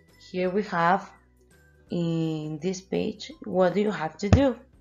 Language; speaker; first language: English; non-native, fluent; Spanish